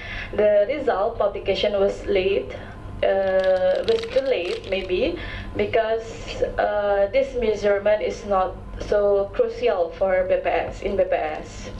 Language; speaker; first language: English; non-native, local second language; Indonesian